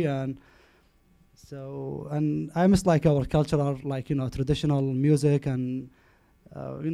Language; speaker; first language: English; non-native, learner; Arabic